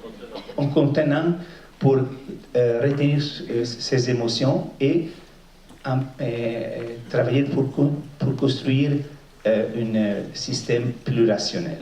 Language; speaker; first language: French; non-native, fluent; Italian